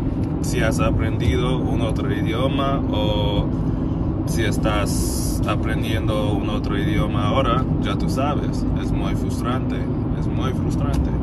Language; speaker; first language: Spanish; non-native, learner; English